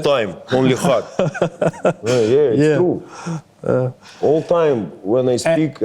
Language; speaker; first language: English; non-native, learner; Russian